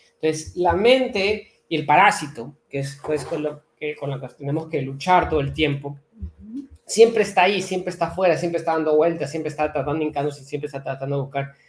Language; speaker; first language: Spanish; native; Spanish